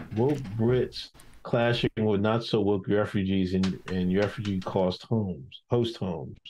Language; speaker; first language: English; native; English